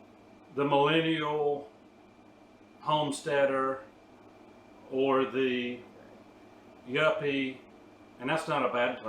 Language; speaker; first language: English; native; English